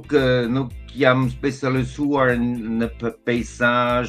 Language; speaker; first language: Albanian; non-native, learner; German